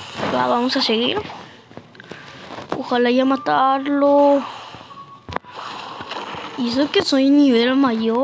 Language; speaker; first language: Spanish; native; Spanish